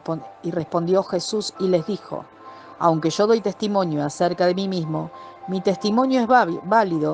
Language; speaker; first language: Spanish; native; Spanish